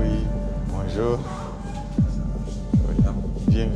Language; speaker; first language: French; non-native, learner; Dutch